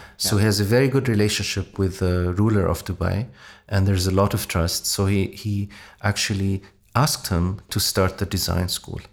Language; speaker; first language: English; non-native, fluent; Arabic